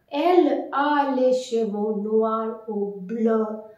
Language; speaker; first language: French; non-native, fluent; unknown